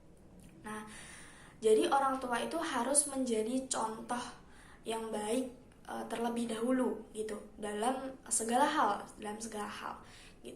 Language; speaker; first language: Indonesian; native; Indonesian